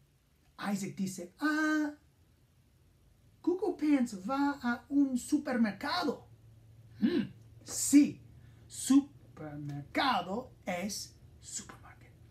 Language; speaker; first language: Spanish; non-native, fluent; English